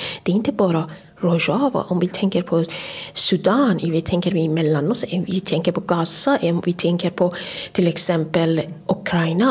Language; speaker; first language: Swedish; non-native, fluent; Persian